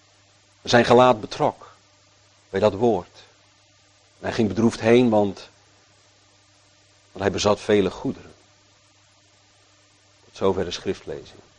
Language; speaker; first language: Dutch; native; Dutch